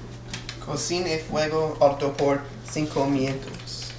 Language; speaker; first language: Spanish; non-native, learner; English